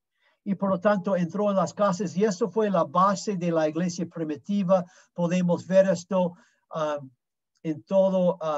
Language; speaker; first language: Spanish; non-native, fluent; English